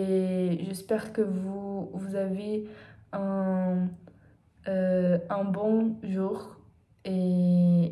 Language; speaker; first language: French; non-native, learner; Portuguese